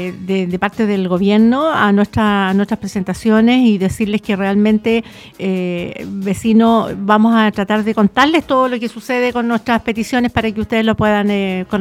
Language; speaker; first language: Spanish; native; Spanish